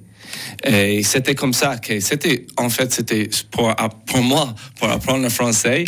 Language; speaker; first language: French; non-native, learner; English